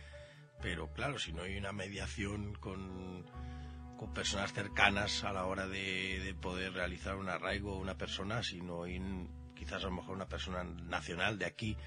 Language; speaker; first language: Spanish; native; Spanish